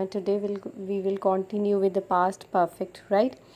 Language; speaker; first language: English; non-native, local second language; Urdu